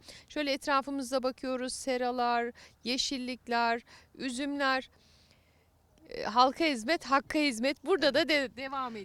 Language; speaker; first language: Turkish; native; Turkish